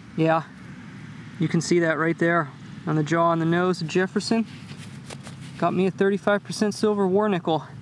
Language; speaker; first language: English; native; English